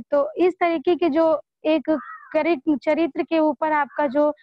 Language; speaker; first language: Hindi; native; Hindi